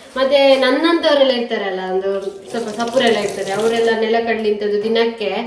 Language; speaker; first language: Kannada; native; Kannada